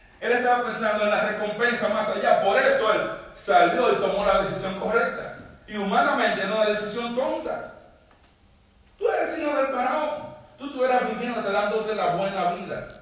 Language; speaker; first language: Spanish; native; Spanish